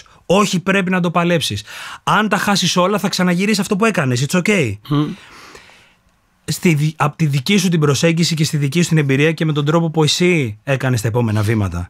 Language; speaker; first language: Greek; native; Greek